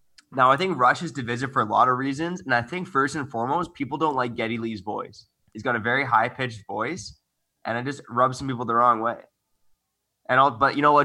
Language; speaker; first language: English; native; English